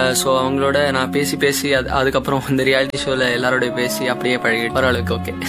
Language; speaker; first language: Tamil; early bilingual, heritage; Tamil